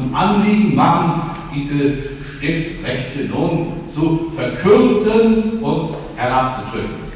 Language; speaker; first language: German; native; German